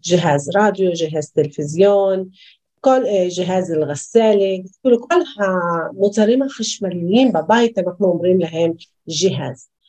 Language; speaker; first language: Hebrew; non-native, local second language; Arabic